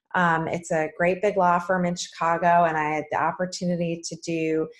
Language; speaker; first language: English; native; English